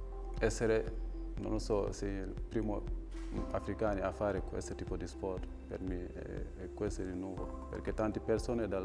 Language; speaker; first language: Italian; non-native, learner; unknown